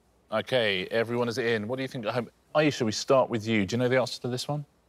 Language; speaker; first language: English; native; English